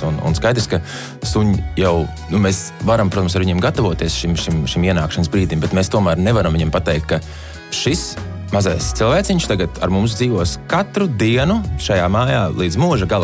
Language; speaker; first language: Latvian; native; Latvian